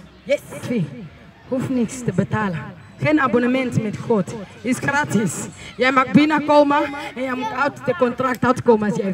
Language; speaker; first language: Dutch; non-native, learner; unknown